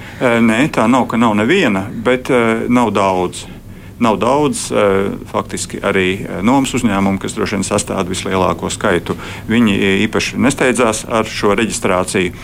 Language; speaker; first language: Latvian; native; Latvian